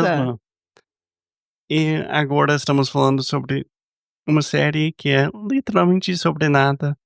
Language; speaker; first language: Portuguese; non-native, fluent; English